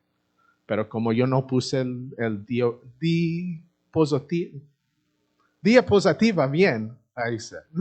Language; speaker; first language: Spanish; early bilingual, heritage; Spanish